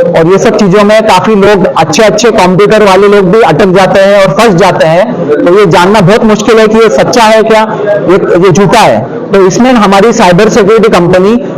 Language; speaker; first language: Hindi; non-native, local second language; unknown